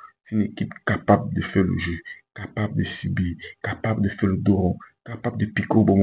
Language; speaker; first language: French; native; French